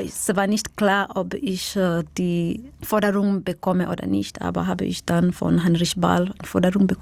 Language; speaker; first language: German; non-native, learner; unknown